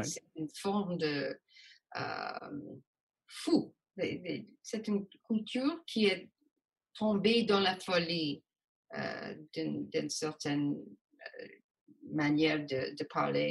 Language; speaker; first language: French; non-native, local second language; English